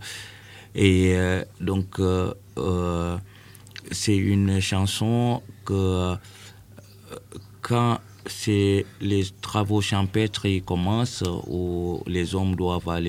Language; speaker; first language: French; non-native, local second language; Wolof